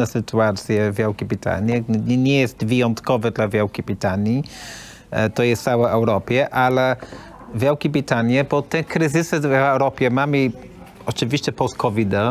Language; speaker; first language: Polish; non-native, learner; English